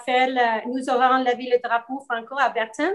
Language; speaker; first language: French; non-native, learner; English